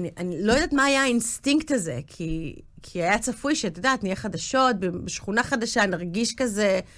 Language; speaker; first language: Hebrew; early bilingual, other home language; English